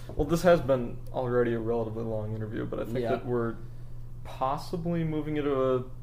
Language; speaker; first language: English; native; English